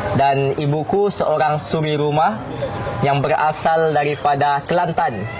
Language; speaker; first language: Malay; native; Malay